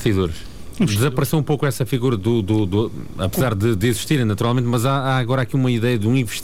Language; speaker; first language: Portuguese; native; Portuguese